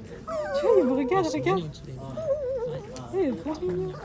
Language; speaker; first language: French; non-native, fluent; Chinese